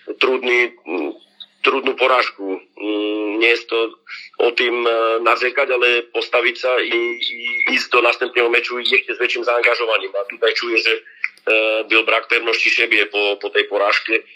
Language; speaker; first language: Polish; non-native, learner; Slovak